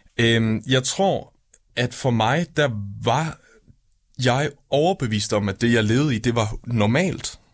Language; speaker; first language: Danish; native; Danish